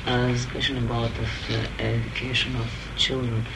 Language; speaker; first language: English; non-native, learner; Russian